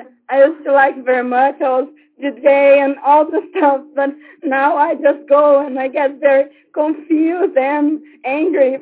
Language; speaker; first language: English; non-native, fluent; Dutch